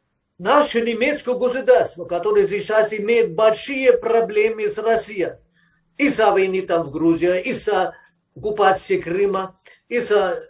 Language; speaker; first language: Russian; non-native, fluent; German